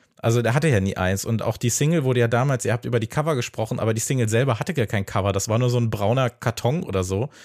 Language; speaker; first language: German; native; German